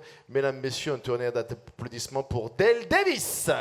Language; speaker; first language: French; native; French